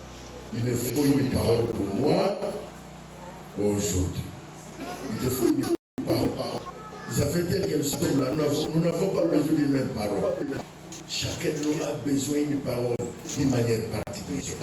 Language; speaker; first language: French; non-native, local second language; Lingala